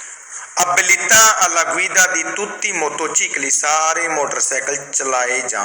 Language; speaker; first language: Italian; non-native, fluent; Punjabi